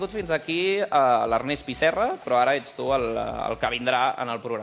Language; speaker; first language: Catalan; native; Catalan